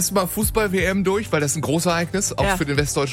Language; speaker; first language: German; native; German